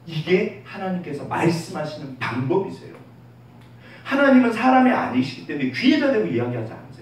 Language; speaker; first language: Korean; native; Korean